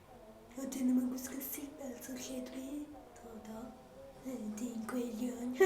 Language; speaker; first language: Welsh; non-native, local second language; English